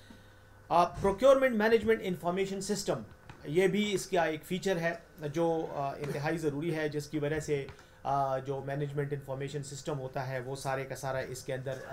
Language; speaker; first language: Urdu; non-native, local second language; Pashto